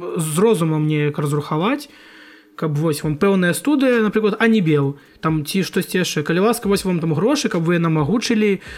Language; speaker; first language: Belarusian; non-native, local second language; Russian